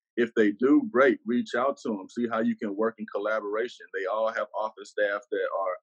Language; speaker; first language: English; native; English